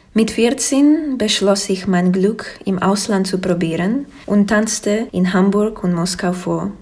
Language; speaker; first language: German; non-native, fluent; Slovak